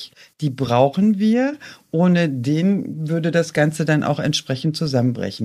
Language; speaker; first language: German; native; German